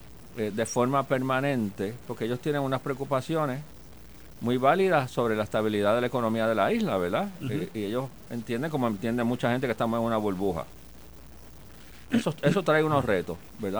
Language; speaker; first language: Spanish; native; Spanish